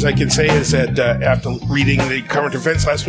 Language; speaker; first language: English; native; English